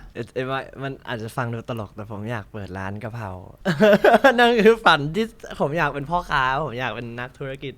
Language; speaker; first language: Thai; early bilingual, heritage; Thai